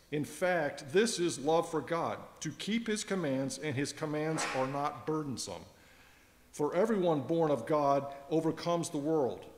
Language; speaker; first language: English; native; English